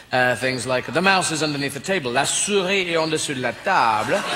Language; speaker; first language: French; non-native, fluent; English